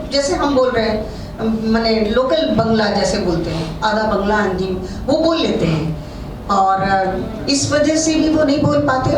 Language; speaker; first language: Hindi; non-native, local second language; Bangla